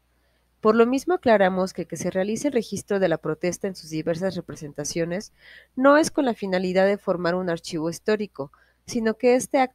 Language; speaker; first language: Spanish; native; Spanish